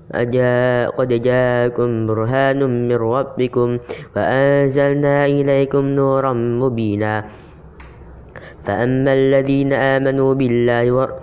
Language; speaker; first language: Arabic; non-native, learner; Indonesian